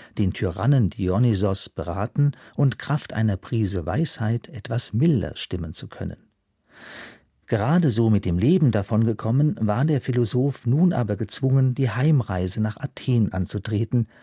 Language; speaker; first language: German; native; German